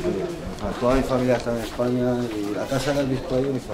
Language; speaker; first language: Spanish; non-native, fluent; Arabic